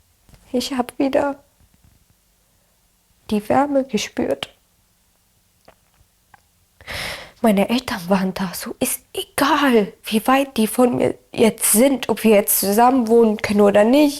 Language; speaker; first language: German; early bilingual, other home language; Arabic